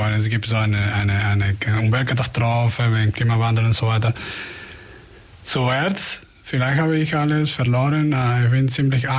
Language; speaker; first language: German; non-native, fluent; Spanish